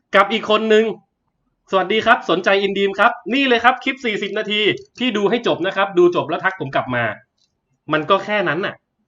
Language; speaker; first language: Thai; native; Thai